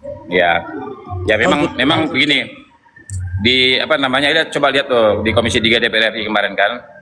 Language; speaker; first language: Indonesian; native; Indonesian